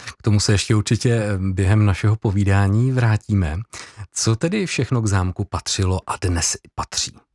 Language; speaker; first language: Czech; native; Czech